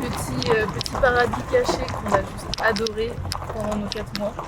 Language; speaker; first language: French; native; French